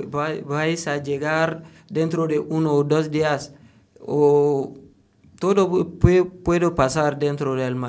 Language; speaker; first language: Spanish; non-native, learner; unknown